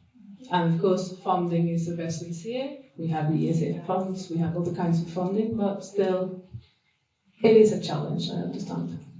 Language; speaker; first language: English; non-native, learner; Serbian